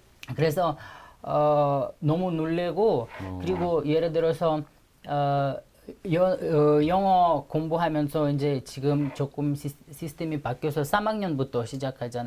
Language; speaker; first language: Korean; non-native, fluent; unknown